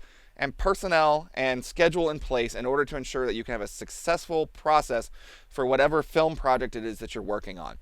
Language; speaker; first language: English; native; English